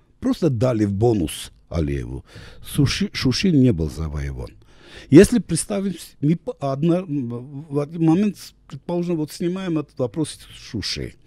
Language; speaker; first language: Russian; non-native, local second language; Armenian